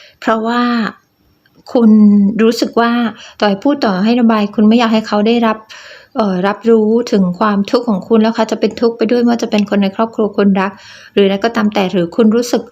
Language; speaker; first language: Thai; native; Thai